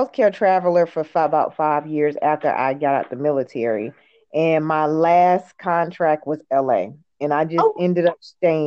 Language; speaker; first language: English; native; English